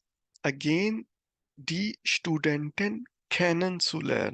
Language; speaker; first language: German; non-native, fluent; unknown